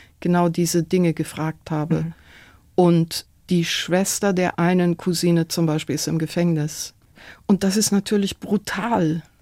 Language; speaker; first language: German; non-native, fluent; Persian